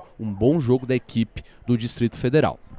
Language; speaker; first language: Portuguese; native; Portuguese